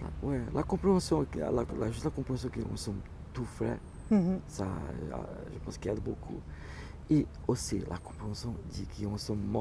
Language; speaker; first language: French; non-native, learner; Portuguese